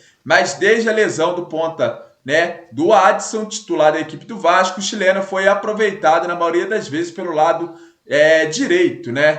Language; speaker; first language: Portuguese; native; Portuguese